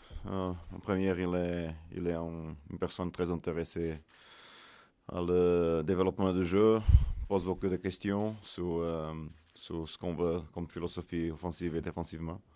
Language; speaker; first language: French; non-native, fluent; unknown